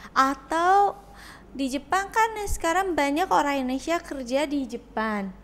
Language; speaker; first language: Indonesian; non-native, fluent; Japanese